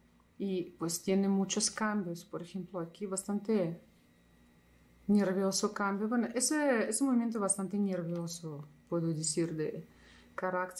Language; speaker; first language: Spanish; non-native, fluent; Russian